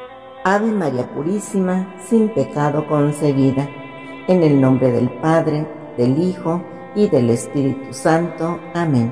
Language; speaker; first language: Spanish; native; Spanish